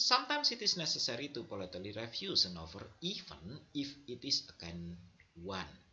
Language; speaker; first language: English; non-native, fluent; Indonesian